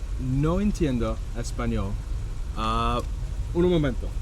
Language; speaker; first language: Spanish; non-native, learner; English